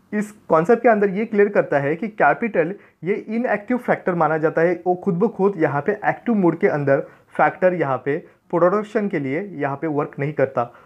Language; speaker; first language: Hindi; non-native, local second language; Marathi